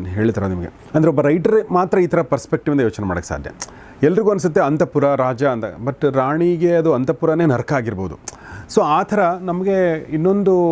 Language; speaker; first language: Kannada; native; Kannada